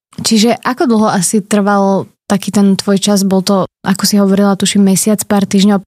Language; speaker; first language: Slovak; native; Slovak